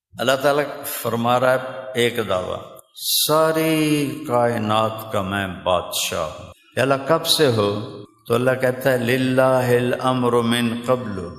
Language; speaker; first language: Urdu; non-native, local second language; Punjabi